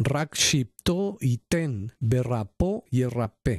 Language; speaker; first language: Hebrew; non-native, learner; Spanish